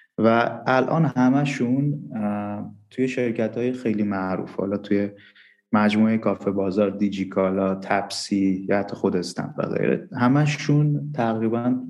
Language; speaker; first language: Persian; non-native, local second language; Armenian